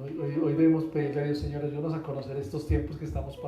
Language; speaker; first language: Spanish; native; Spanish